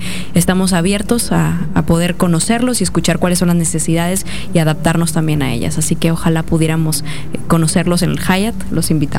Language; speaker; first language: Spanish; native; Spanish